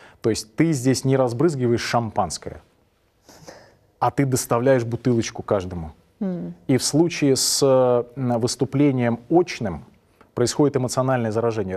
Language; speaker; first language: Russian; native; Russian